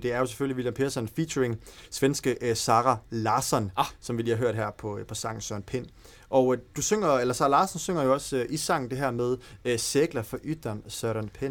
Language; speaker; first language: Danish; native; Danish